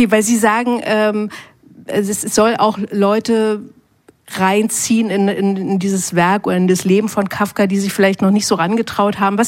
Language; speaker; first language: German; native; German